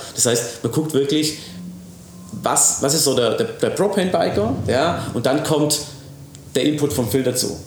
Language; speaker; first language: German; native; German